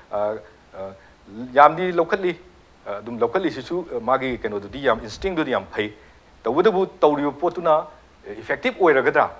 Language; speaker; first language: Manipuri; native; Manipuri